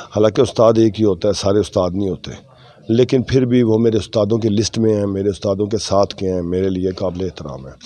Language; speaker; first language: Urdu; non-native, local second language; Punjabi